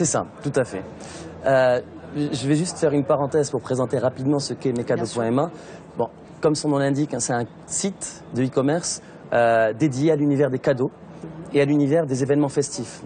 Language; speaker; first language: French; non-native, local second language; Arabic